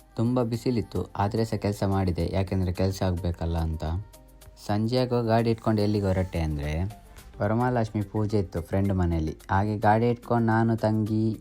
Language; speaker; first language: Kannada; non-native, local second language; Tulu